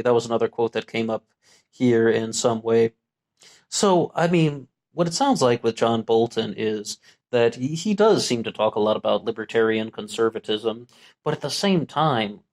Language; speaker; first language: English; native; English